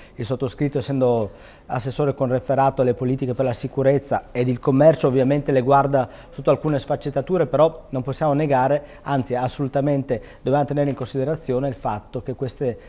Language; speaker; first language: Italian; native; Italian